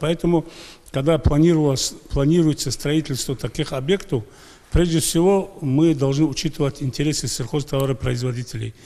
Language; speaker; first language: Russian; native; Russian